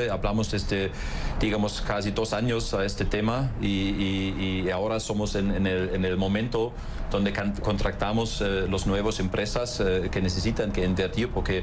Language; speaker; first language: Spanish; non-native, fluent; German